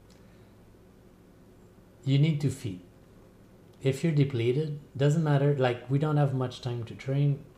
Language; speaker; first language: English; non-native, fluent; French